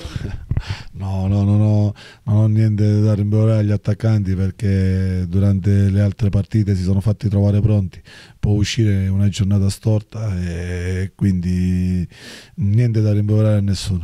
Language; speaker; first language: Italian; native; Italian